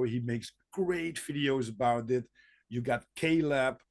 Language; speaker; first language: English; non-native, fluent; Dutch